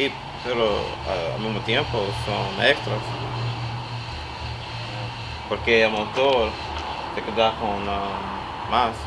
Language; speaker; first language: Spanish; non-native, learner; English